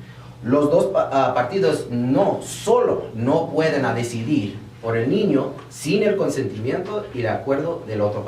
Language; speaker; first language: Spanish; early bilingual, heritage; Spanish